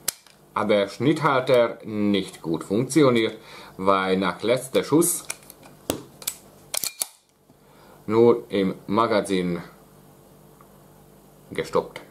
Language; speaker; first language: German; non-native, learner; Hungarian